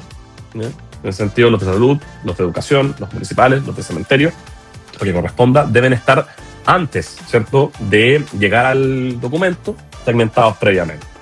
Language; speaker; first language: Spanish; native; Spanish